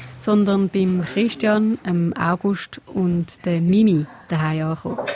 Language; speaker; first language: German; early bilingual, other home language; Portuguese